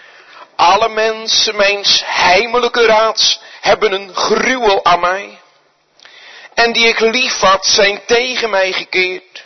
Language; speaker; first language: Dutch; native; Dutch